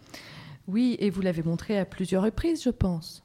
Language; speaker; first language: French; native; French